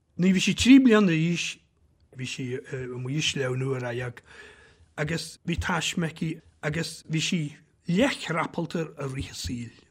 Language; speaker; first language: Irish; native; Irish